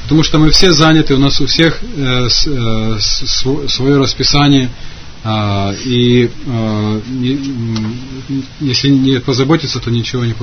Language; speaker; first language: Russian; native; Russian